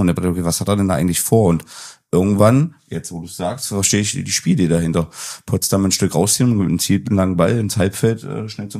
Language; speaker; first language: German; native; German